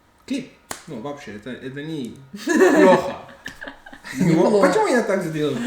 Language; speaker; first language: Russian; non-native, learner; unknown